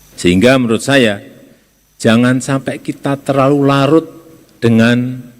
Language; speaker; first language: Indonesian; non-native, local second language; Javanese